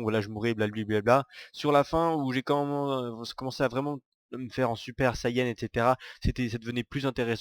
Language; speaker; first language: French; native; French